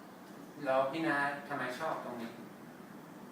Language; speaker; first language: Thai; non-native, fluent; English